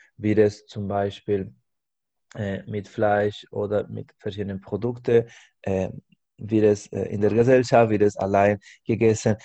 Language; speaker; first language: German; non-native, fluent; Spanish